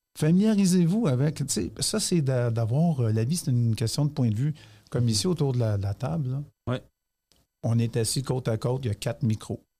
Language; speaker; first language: French; native; French